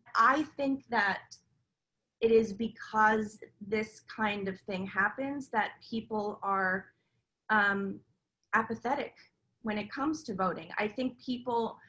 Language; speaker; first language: English; native; English